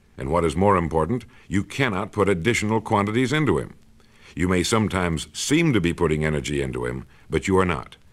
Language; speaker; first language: English; native; English